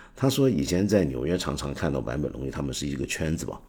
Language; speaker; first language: Chinese; non-native, fluent; Cantonese